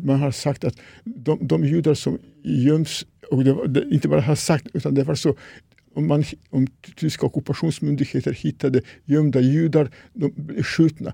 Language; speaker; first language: Swedish; non-native, fluent; Serbian